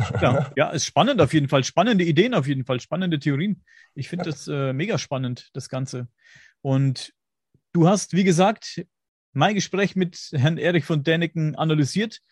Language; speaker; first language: German; native; German